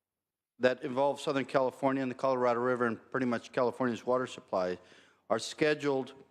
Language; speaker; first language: English; native; English